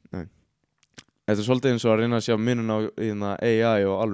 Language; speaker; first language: Icelandic; native; Icelandic